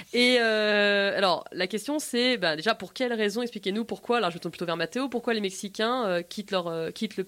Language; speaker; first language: French; native; French